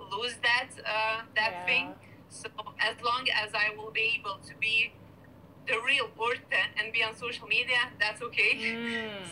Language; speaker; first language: English; non-native, fluent; Lithuanian